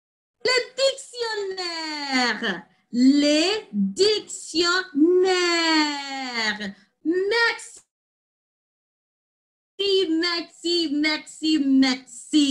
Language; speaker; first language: French; non-native, fluent; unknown